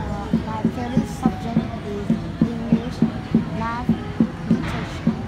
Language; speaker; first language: English; non-native, learner; Vietnamese